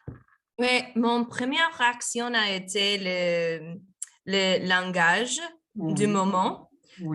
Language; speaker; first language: French; non-native, learner; Spanish